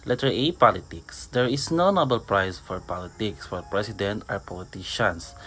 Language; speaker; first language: English; non-native, local second language; Filipino